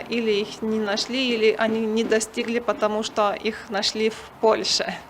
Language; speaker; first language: Russian; non-native, fluent; Lithuanian